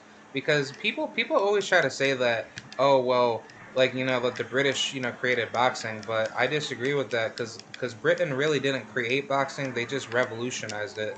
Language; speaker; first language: English; native; English